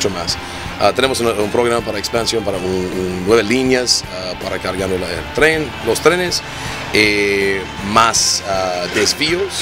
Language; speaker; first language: Spanish; non-native, learner; English